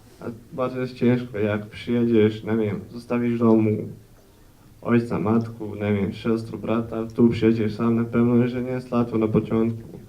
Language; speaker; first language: Polish; non-native, fluent; Bosnian